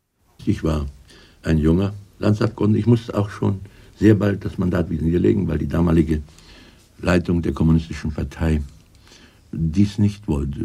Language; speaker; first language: German; native; German